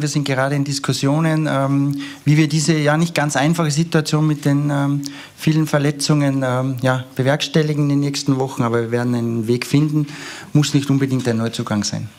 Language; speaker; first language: German; native; German